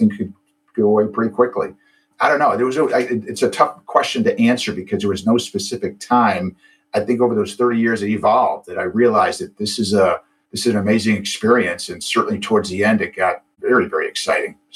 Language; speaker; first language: English; native; English